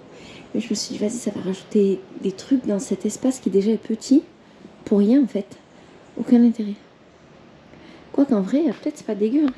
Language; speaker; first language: French; native; French